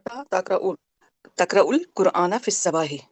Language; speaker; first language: Arabic; non-native, learner; Urdu